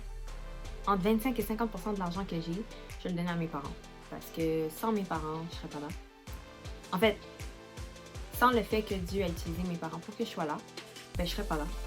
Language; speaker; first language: French; native; French